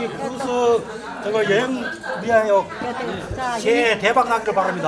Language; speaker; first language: Korean; native; Korean